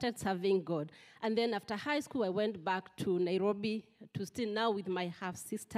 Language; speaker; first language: English; non-native, local second language; Kikuyu